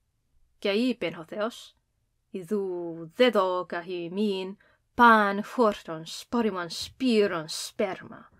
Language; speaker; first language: Greek; non-native, fluent; English